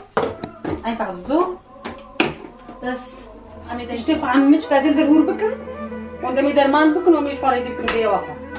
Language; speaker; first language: German; non-native, learner; Kurdish